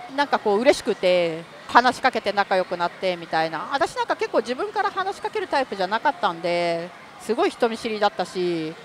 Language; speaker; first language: Japanese; native; Japanese